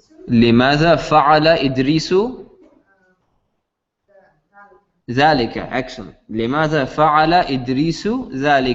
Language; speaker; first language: Arabic; non-native, fluent; English